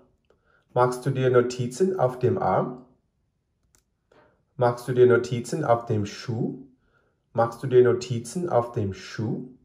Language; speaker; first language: German; non-native, fluent; English